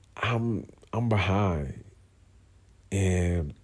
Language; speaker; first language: English; native; English